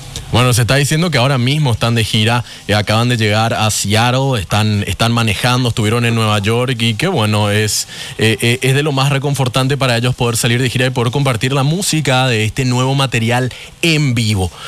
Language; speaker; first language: Spanish; native; Spanish